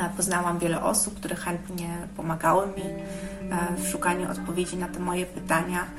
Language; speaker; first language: Polish; early bilingual, heritage; Polish